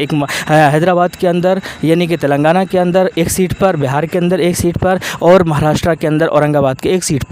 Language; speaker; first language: Hindi; native; Hindi